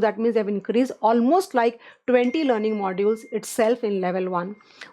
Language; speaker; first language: English; non-native, local second language; Hindi